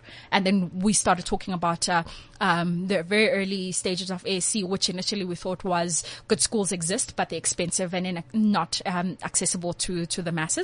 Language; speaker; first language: English; non-native, local second language; Swati